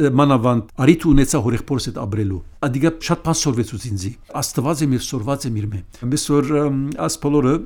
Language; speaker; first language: Armenian; early bilingual, heritage; Armenian